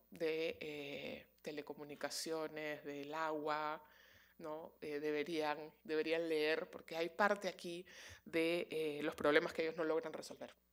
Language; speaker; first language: Spanish; native; Spanish